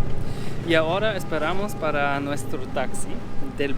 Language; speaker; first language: Spanish; non-native, learner; German